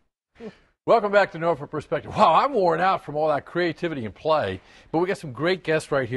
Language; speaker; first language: English; native; English